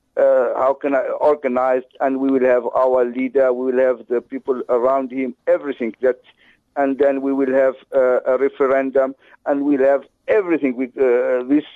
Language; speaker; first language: English; non-native, fluent; Arabic